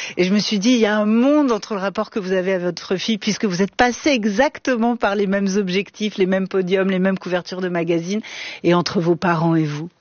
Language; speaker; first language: French; native; French